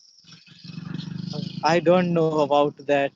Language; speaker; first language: English; non-native, learner; Hindi